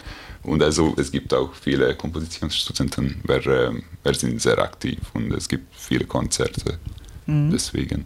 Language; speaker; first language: German; non-native, fluent; Hungarian